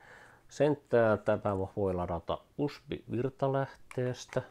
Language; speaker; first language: Finnish; native; Finnish